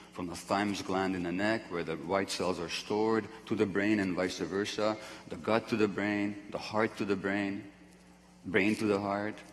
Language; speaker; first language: English; non-native, fluent; Hungarian